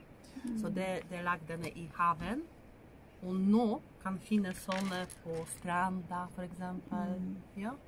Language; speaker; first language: Norwegian; non-native, learner; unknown